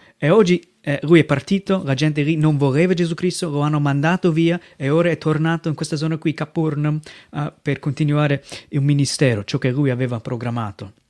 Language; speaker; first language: Italian; non-native, fluent; English